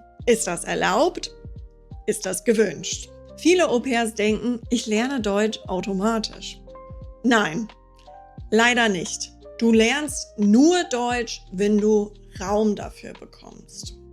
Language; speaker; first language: German; non-native, fluent; English